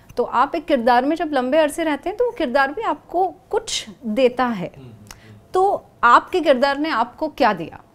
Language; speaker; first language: Hindi; non-native, local second language; Gujarati